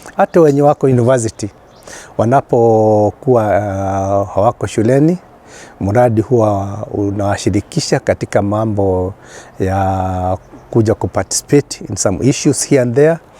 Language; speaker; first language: Swahili; non-native, local second language; Kikuyu